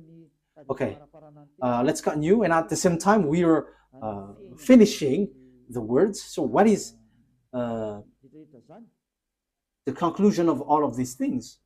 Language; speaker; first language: English; non-native, fluent; Malagasy